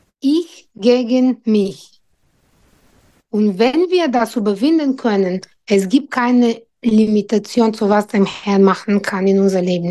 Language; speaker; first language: German; non-native, fluent; Bulgarian